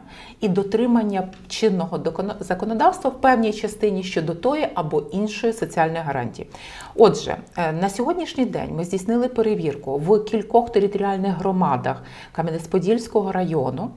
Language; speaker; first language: Ukrainian; native; Ukrainian